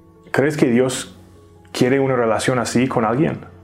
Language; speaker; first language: Spanish; native; Spanish